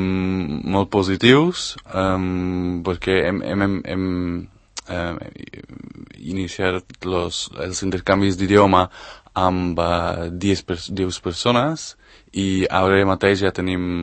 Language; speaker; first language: Catalan; non-native, fluent; Spanish